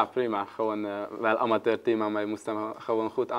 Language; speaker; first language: Dutch; non-native, learner; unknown